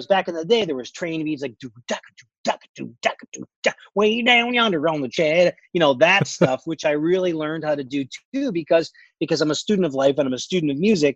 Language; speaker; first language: English; native; English